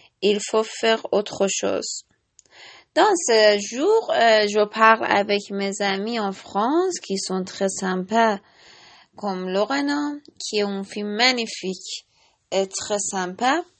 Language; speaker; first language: French; non-native, learner; Persian